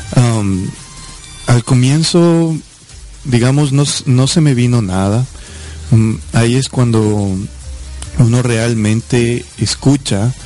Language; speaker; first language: Spanish; native; Spanish